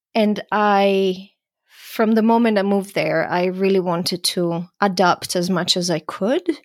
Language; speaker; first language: English; non-native, fluent; Croatian